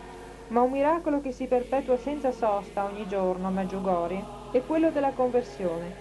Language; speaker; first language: Italian; native; Italian